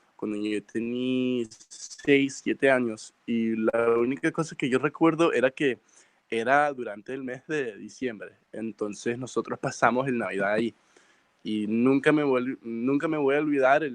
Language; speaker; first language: Spanish; early bilingual, heritage; Spanish